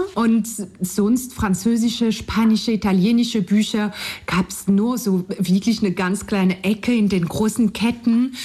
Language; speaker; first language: German; non-native, fluent; French